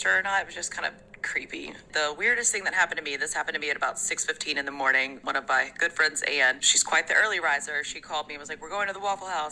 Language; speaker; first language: English; native; English